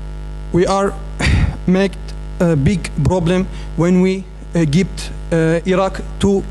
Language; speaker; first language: English; non-native, learner; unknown